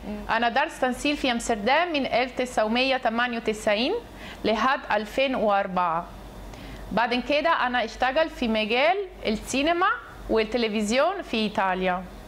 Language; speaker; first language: Arabic; non-native, learner; Italian